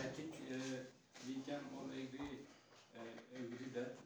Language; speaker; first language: English; non-native, learner; Turkish